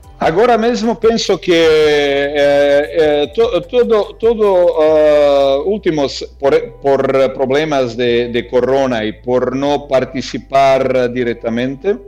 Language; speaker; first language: Portuguese; non-native, learner; Croatian